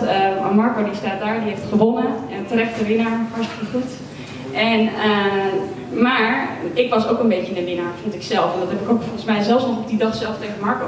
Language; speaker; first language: Dutch; native; Dutch